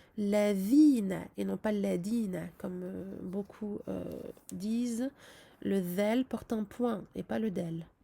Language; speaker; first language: French; native; French